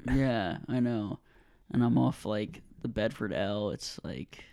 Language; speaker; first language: English; native; English